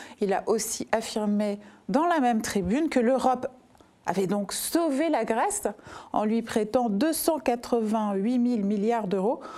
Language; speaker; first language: French; native; French